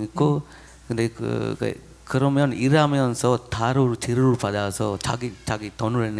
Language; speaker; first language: Korean; non-native, learner; Sinhala